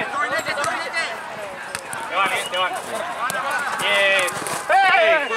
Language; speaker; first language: Spanish; native; Spanish